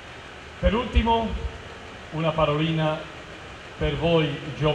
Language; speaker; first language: Italian; non-native, fluent; Spanish